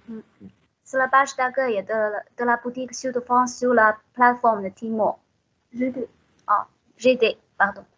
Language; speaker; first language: French; non-native, fluent; Chinese